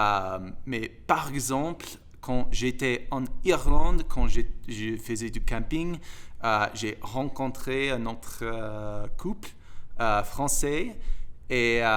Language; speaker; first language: French; non-native, fluent; English